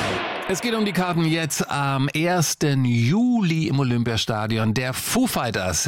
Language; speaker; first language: German; native; German